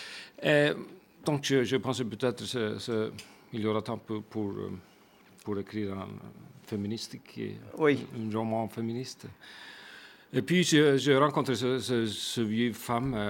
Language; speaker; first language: French; non-native, fluent; Icelandic